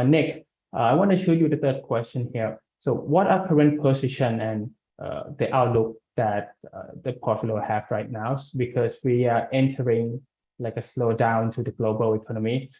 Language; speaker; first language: English; non-native, fluent; Thai